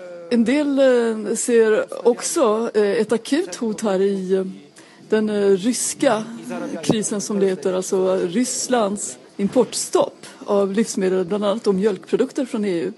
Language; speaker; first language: Swedish; native; Swedish